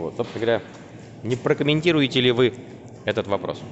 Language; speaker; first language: Russian; native; Russian